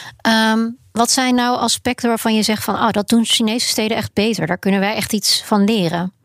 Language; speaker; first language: Dutch; native; Dutch